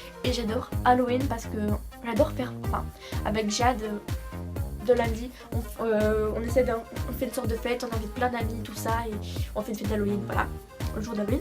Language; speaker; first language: French; native; French